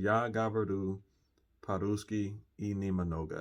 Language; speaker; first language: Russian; non-native, learner; English